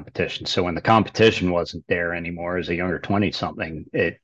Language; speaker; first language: English; native; English